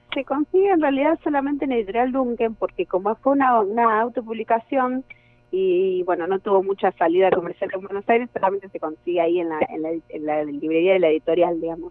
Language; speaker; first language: Spanish; native; Spanish